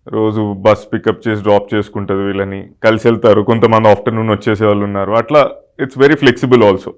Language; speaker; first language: Telugu; native; Telugu